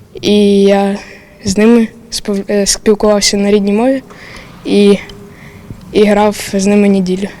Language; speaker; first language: Ukrainian; non-native, local second language; Russian